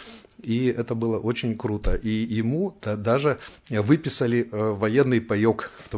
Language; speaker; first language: Russian; native; Russian